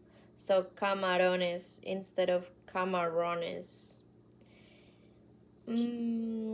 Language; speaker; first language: Spanish; non-native, fluent; English